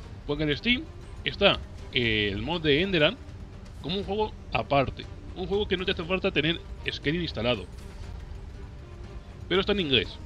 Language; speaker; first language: Spanish; native; Spanish